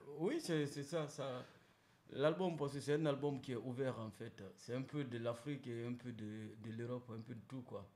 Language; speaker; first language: French; non-native, local second language; Mandingo